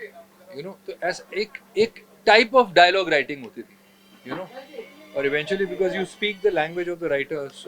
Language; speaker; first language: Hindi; native; Hindi